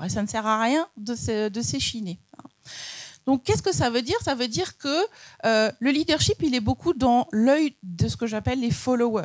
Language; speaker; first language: French; native; French